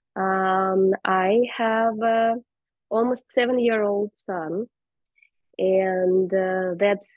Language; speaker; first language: English; non-native, fluent; Russian